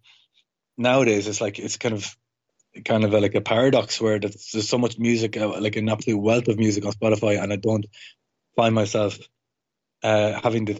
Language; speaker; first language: English; native; English